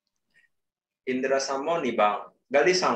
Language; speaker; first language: Japanese; non-native, learner; Indonesian